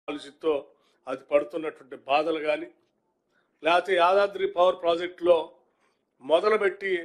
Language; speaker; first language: Telugu; native; Telugu